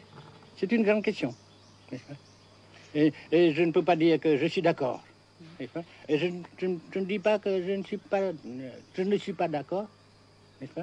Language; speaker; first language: French; non-native, fluent; Vietnamese